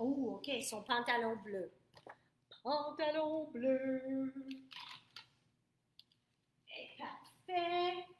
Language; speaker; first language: French; non-native, fluent; English